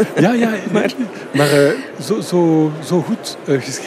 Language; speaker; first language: Dutch; non-native, local second language; French